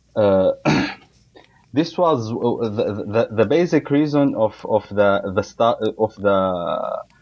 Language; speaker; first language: English; non-native, learner; Arabic